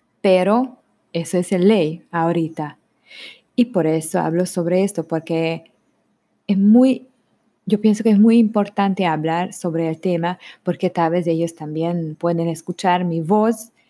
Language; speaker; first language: Spanish; non-native, learner; Hungarian